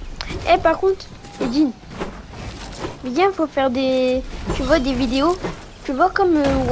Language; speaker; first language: French; native; French